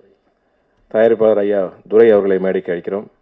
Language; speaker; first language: Tamil; native; Tamil